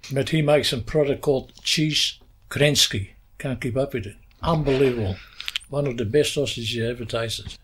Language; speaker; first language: English; non-native, fluent; Dutch